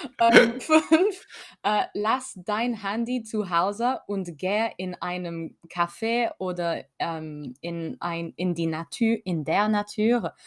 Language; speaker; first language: German; non-native, learner; French